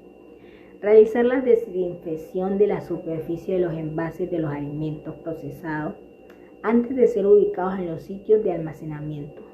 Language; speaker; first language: Spanish; native; Spanish